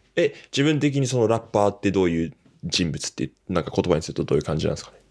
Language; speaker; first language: Japanese; native; Japanese